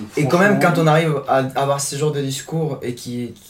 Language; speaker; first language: French; non-native, fluent; Spanish